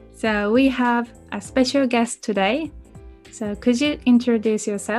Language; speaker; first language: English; non-native, fluent; Japanese